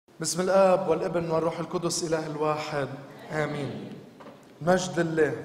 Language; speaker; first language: Arabic; native; Arabic